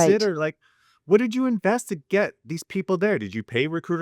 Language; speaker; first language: English; native; English